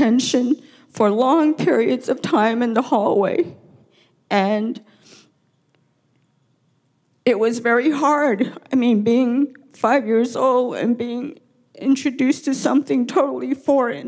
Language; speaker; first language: English; early bilingual, other home language; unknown